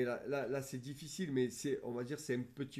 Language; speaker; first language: French; native; French